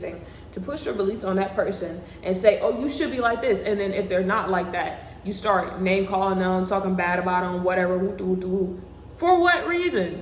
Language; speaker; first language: English; native; English